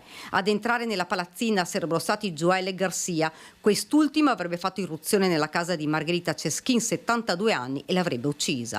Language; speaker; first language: Italian; native; Italian